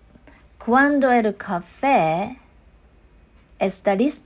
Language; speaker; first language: Spanish; non-native, learner; Japanese